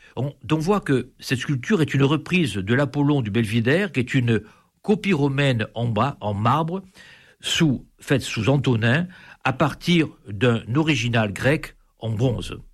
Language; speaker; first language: French; native; French